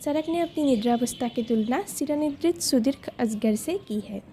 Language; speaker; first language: Hindi; non-native, local second language; Assamese